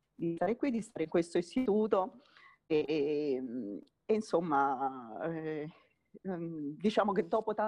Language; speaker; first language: Italian; non-native, local second language; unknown